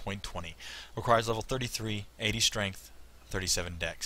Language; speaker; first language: English; native; English